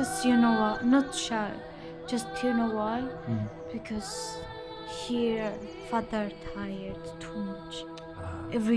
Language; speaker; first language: English; non-native, learner; Georgian